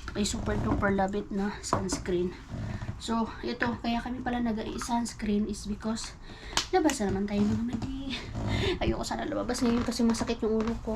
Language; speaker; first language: Filipino; native; Filipino